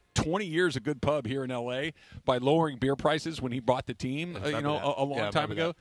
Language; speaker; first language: English; native; English